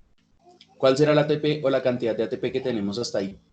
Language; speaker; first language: Spanish; native; Spanish